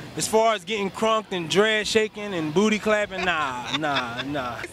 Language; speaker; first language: English; native; English